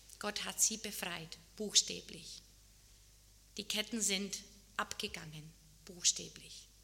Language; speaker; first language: German; non-native, fluent; Czech